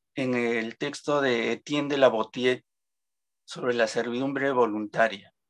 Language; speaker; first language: Spanish; native; Spanish